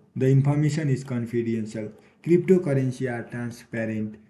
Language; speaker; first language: English; non-native, local second language; Nepali